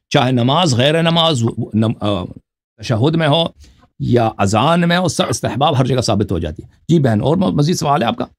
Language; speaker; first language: Urdu; native; Urdu